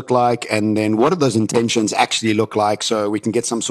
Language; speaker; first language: English; native; English